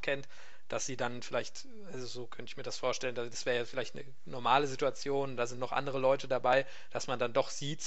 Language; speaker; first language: German; native; German